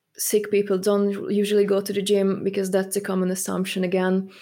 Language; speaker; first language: English; non-native, fluent; Hungarian